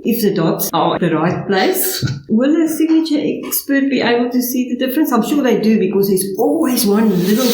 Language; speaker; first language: English; non-native, local second language; Afrikaans